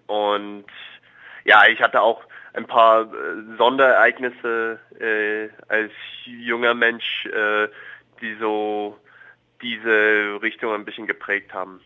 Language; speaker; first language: German; non-native, fluent; English